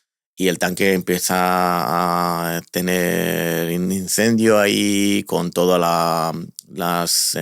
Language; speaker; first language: Spanish; non-native, fluent; Hebrew